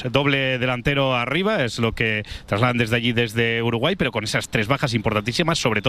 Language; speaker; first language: Spanish; native; Spanish